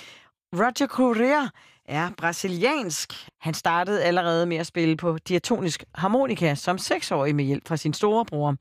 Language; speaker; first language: Danish; native; Danish